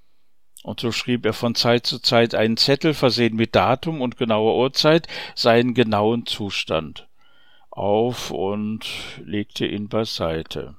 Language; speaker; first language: German; native; German